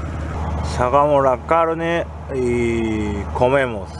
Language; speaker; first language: Spanish; non-native, fluent; Japanese